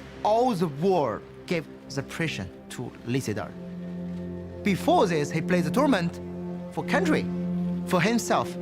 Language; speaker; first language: English; non-native, learner; Chinese